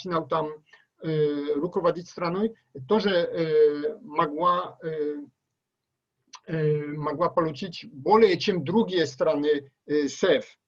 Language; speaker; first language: Russian; non-native, learner; Polish